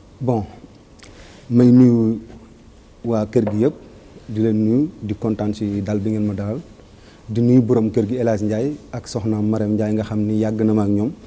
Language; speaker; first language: Wolof; native; Wolof